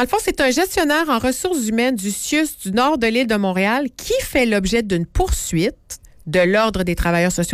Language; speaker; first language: French; native; French